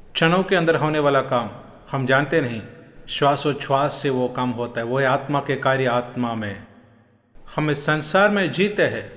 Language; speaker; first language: Hindi; non-native, local second language; Malayalam